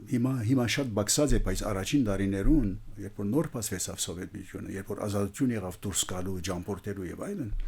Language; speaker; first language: Armenian; early bilingual, heritage; Armenian